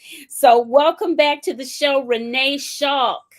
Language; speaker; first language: English; native; English